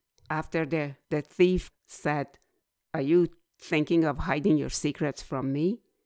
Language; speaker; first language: English; non-native, fluent; Persian